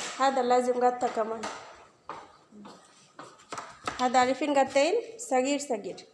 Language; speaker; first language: Arabic; non-native, learner; Bangla